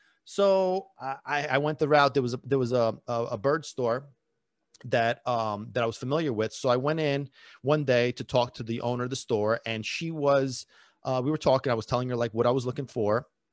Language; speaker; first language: English; early bilingual, other home language; Italian